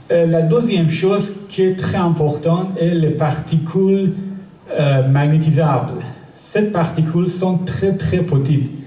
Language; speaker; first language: French; non-native, learner; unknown